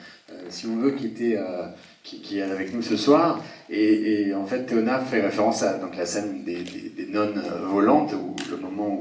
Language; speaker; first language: French; native; French